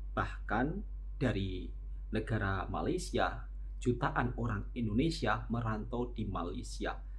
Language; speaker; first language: Indonesian; native; Indonesian